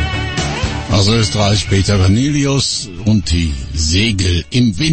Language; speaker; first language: German; native; German